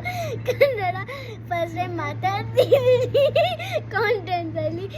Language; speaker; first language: Kannada; early bilingual, heritage; Kannada